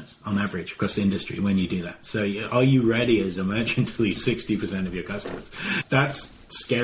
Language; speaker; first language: English; native; English